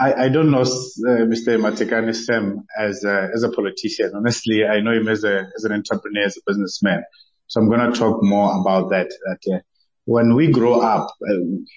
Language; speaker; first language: English; non-native, local second language; Southern Sotho